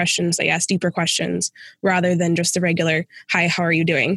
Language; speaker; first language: English; native; English